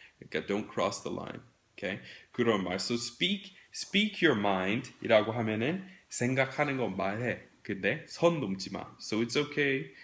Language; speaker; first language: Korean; non-native, fluent; English